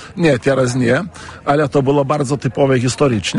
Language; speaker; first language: Polish; non-native, fluent; Lithuanian